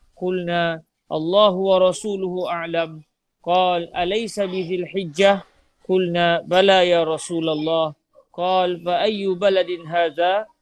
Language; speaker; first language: Arabic; non-native, fluent; Malay